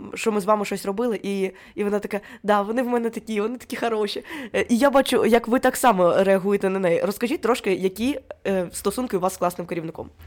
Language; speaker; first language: Ukrainian; native; Ukrainian